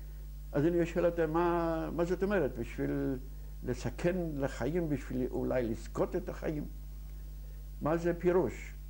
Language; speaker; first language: Hebrew; non-native, fluent; Yiddish